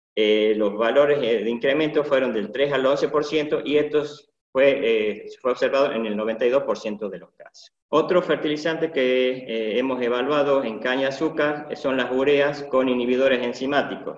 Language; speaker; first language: Spanish; native; Spanish